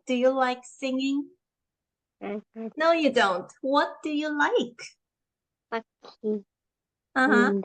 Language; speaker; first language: English; non-native, fluent; Korean